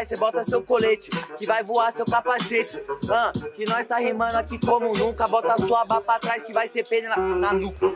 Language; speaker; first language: Portuguese; native; Portuguese